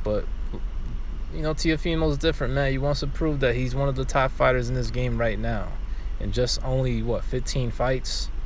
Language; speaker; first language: English; native; English